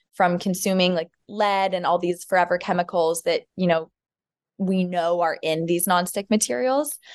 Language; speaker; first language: English; native; English